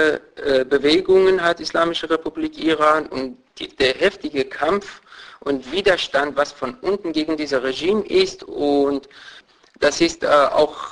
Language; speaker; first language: German; non-native, fluent; Persian